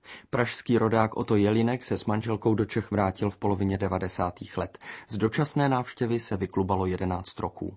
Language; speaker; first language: Czech; native; Czech